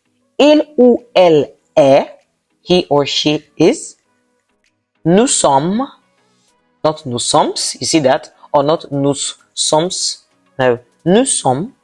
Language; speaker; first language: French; non-native, fluent; Yoruba